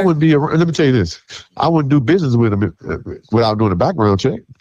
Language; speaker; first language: English; native; English